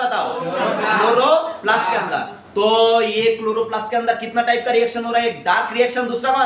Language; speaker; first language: Hindi; non-native, local second language; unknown